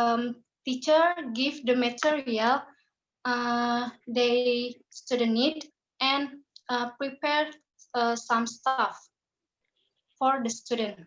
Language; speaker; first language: English; non-native, learner; Indonesian